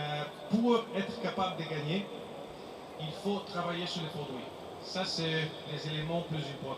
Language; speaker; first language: French; non-native, fluent; Italian